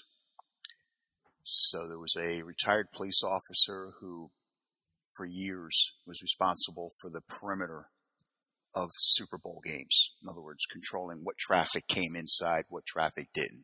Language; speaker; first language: English; native; English